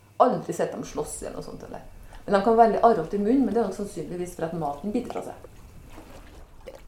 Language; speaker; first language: Norwegian; native; Norwegian